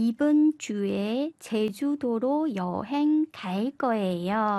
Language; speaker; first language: Korean; non-native, fluent; Chinese